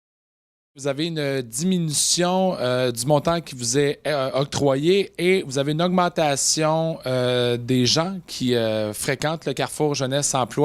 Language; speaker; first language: French; native; French